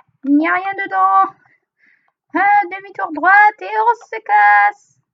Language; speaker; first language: French; native; French